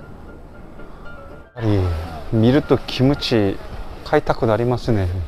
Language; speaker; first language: Japanese; non-native, fluent; Korean